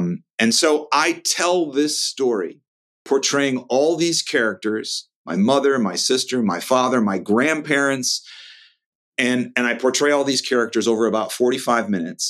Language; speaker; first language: English; native; English